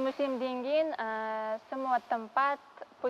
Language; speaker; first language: Indonesian; non-native, learner; Uzbek